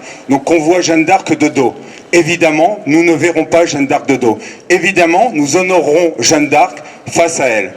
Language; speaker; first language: French; native; French